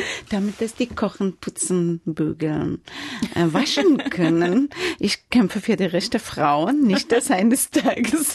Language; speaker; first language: German; non-native, fluent; Persian